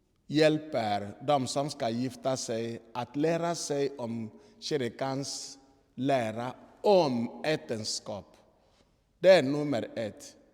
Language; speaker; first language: Swedish; non-native, fluent; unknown